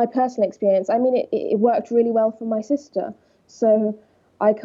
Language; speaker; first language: English; native; English